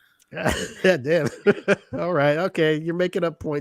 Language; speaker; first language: English; native; English